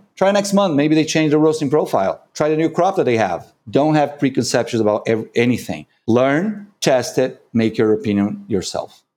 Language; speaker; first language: English; non-native, fluent; Portuguese